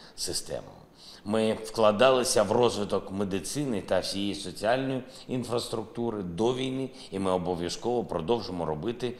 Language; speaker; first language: Ukrainian; non-native, local second language; Russian